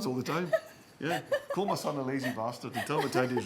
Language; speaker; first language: English; early bilingual, other home language; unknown